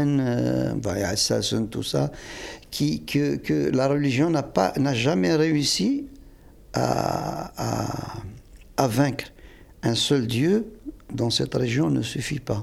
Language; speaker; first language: French; non-native, local second language; Kabyle